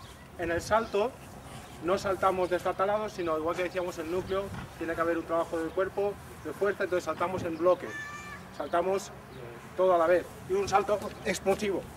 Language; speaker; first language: Spanish; native; Spanish